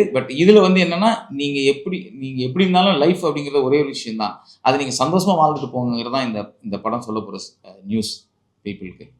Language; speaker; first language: Tamil; native; Tamil